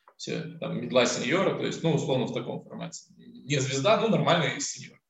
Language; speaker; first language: Russian; native; Russian